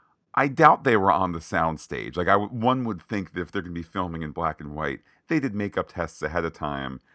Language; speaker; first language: English; native; English